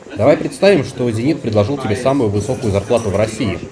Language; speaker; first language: Russian; native; Russian